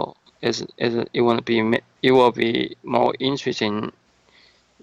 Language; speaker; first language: English; non-native, learner; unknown